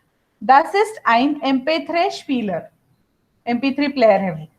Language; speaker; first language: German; non-native, fluent; Hindi